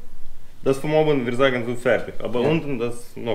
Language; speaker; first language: German; non-native, learner; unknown